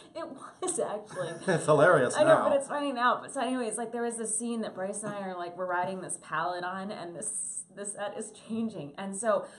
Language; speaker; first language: English; native; English